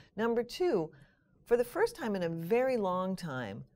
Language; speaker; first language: English; native; English